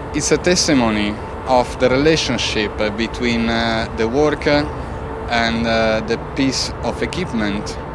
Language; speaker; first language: English; non-native, fluent; Spanish